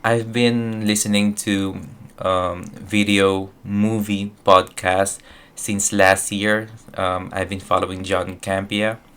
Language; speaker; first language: English; non-native, local second language; Filipino